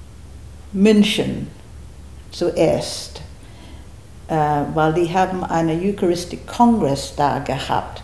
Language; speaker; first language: German; non-native, learner; English